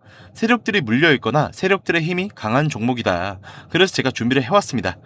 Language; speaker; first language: Korean; native; Korean